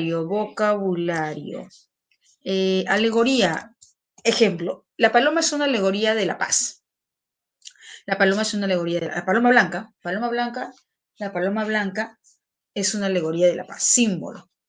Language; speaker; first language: Spanish; native; Spanish